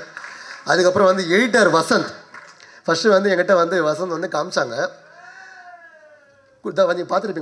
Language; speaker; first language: Tamil; native; Tamil